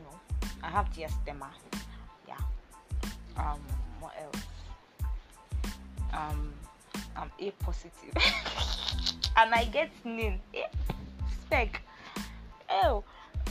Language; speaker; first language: English; non-native, local second language; Ibibio